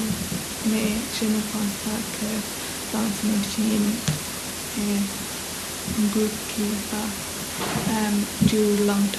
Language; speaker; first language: French; non-native, learner; English